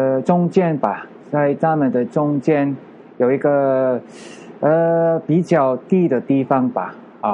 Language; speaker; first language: Chinese; non-native, learner; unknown